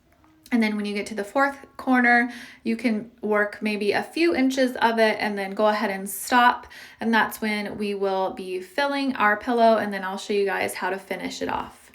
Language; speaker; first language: English; native; English